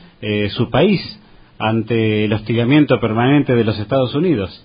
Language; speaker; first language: Spanish; native; Spanish